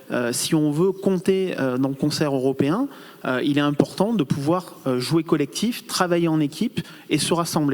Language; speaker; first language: French; native; French